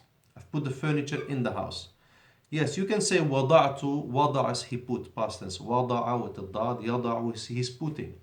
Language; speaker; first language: English; non-native, fluent; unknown